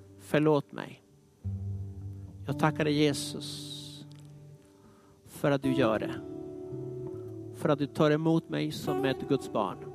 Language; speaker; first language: Swedish; non-native, fluent; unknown